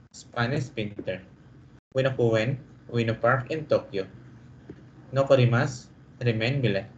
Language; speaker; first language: English; non-native, local second language; Filipino